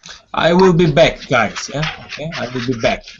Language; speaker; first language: English; non-native, fluent; Georgian